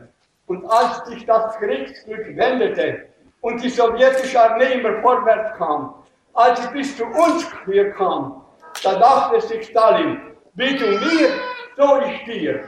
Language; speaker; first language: German; native; German